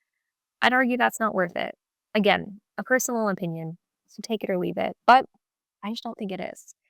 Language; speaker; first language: English; native; English